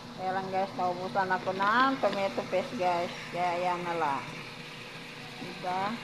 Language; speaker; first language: Filipino; native; Filipino